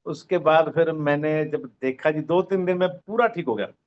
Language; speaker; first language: Hindi; non-native, local second language; Punjabi